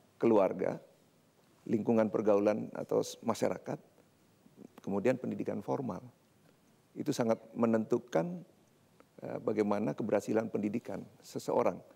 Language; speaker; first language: Indonesian; native; Indonesian